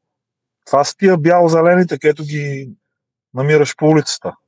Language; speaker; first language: Bulgarian; native; Bulgarian